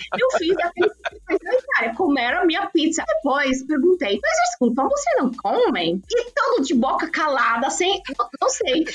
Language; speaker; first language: Portuguese; non-native, fluent; Italian